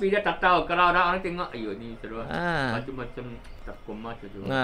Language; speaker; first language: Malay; non-native, local second language; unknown